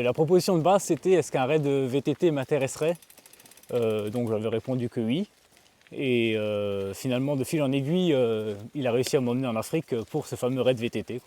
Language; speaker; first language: French; native; French